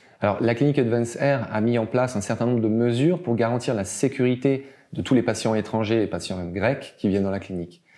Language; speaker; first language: French; native; French